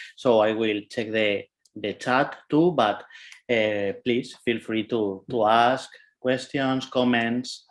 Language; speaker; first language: English; non-native, fluent; Catalan